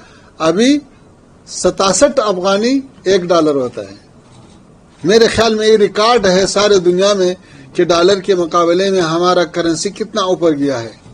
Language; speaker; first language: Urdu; non-native, fluent; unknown